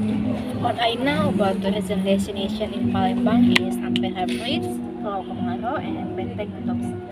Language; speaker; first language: English; non-native, learner; Indonesian